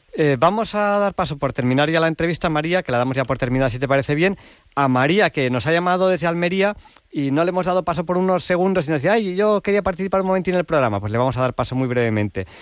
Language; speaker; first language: Spanish; native; Spanish